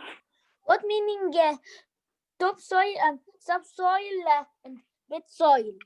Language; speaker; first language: English; non-native, learner; Arabic